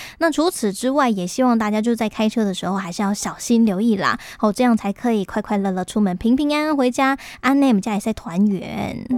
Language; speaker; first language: Chinese; native; Chinese